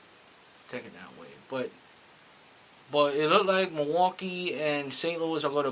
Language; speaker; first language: English; native; English